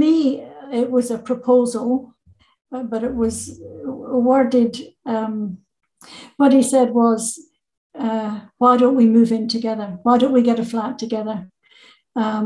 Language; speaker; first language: English; native; English